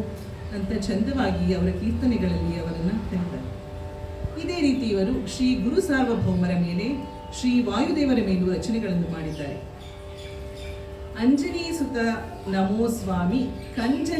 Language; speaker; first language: Kannada; native; Kannada